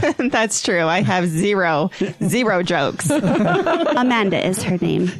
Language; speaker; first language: English; native; English